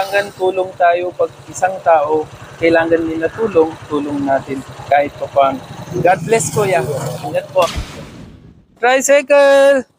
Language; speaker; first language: Filipino; non-native, learner; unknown